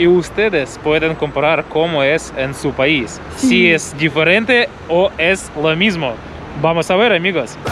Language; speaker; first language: Spanish; non-native, learner; Russian